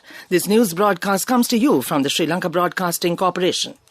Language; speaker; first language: English; non-native, local second language; Sinhala